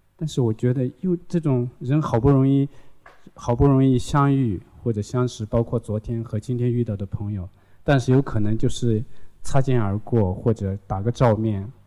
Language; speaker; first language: Chinese; non-native, local second language; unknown